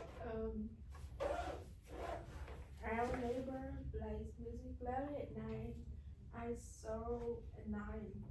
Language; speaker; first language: English; non-native, learner; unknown